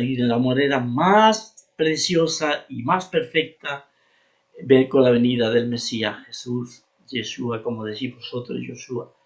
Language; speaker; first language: Spanish; native; Spanish